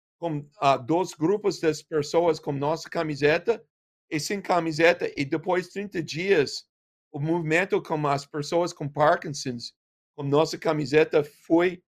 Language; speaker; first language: Portuguese; non-native, learner; English